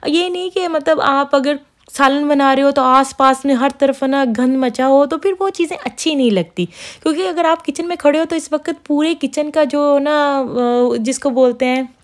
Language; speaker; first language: Urdu; non-native, local second language; Punjabi